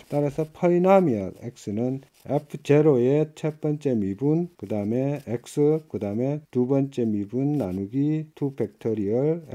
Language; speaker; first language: Korean; native; Korean